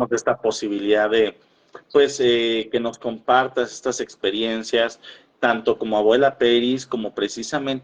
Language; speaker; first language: Spanish; native; Spanish